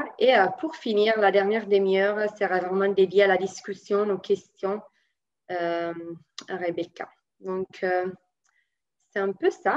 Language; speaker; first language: French; native; French